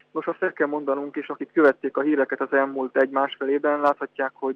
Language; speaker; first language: Hungarian; native; Hungarian